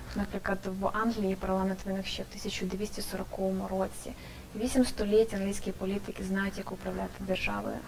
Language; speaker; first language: Ukrainian; native; Ukrainian